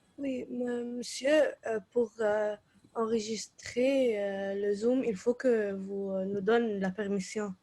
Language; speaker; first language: French; non-native, learner; Arabic